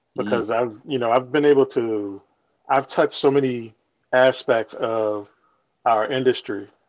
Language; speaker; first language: English; native; English